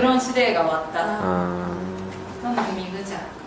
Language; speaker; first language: Korean; non-native, fluent; Japanese